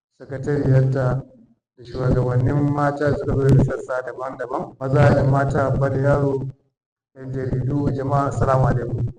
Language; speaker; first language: Hausa; native; Hausa